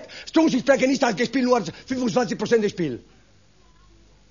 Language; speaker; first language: German; non-native, learner; Italian